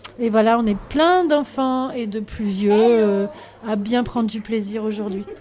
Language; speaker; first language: French; native; French